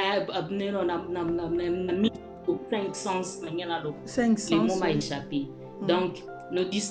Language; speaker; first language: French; non-native, local second language; Lingala